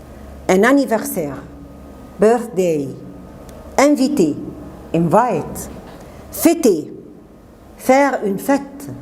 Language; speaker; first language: French; non-native, fluent; Arabic